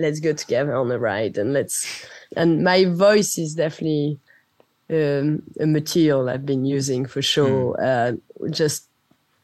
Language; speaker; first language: English; non-native, fluent; French